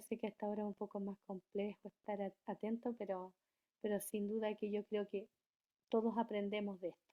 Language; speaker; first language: Spanish; native; Spanish